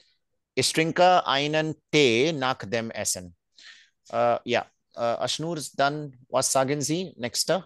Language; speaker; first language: German; non-native, fluent; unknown